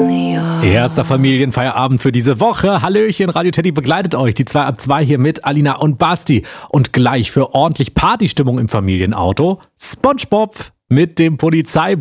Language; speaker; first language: German; native; German